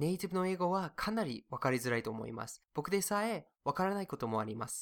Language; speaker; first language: Japanese; non-native, fluent; English